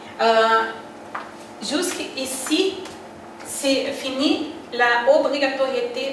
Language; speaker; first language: French; non-native, learner; Portuguese